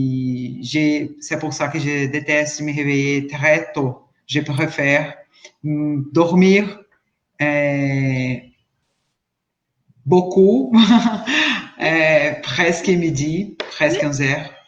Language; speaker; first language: French; non-native, learner; Portuguese